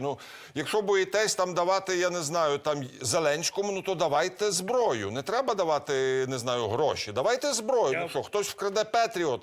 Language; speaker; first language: Ukrainian; native; Ukrainian